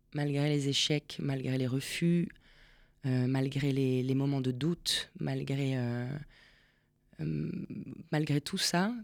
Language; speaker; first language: French; non-native, fluent; Spanish